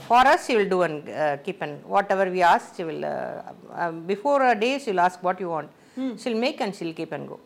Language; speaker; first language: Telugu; non-native, local second language; Tamil